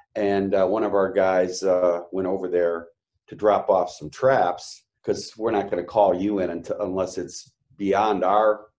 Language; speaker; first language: English; native; English